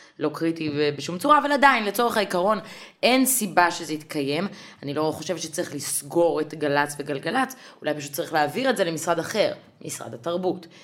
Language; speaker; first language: Hebrew; native; Hebrew